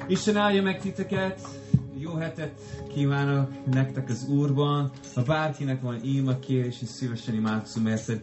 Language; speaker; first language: Hungarian; non-native, fluent; English